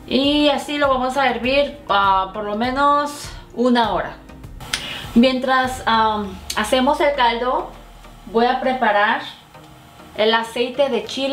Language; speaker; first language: Spanish; non-native, fluent; Korean